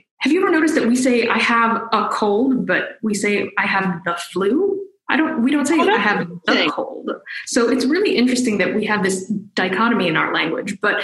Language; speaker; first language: English; native; English